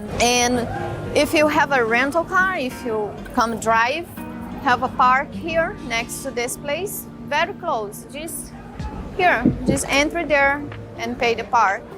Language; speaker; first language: English; non-native, learner; Portuguese